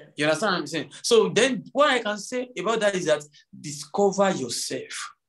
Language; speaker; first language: English; non-native, local second language; Yoruba